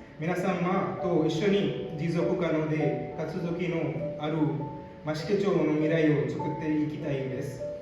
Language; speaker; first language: Japanese; non-native, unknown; Hindi